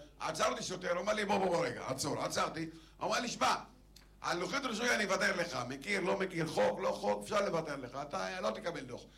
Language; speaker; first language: Hebrew; non-native, local second language; Arabic